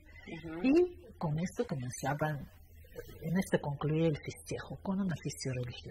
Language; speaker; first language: Spanish; non-native, fluent; Russian